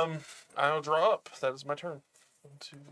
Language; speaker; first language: English; native; English